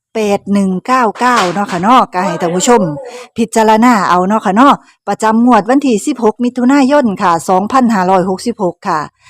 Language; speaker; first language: Thai; native; Thai